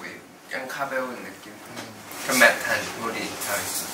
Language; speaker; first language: Korean; non-native, fluent; Thai